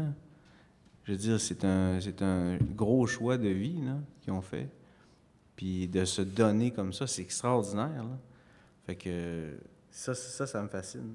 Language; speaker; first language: French; native; French